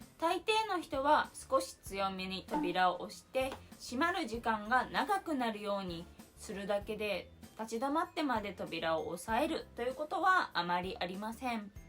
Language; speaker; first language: Japanese; native; Japanese